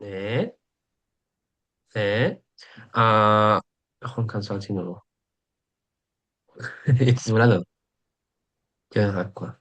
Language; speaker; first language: Korean; non-native, fluent; Uzbek